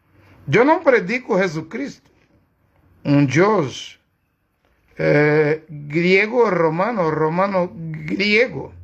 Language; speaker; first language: Spanish; non-native, learner; Portuguese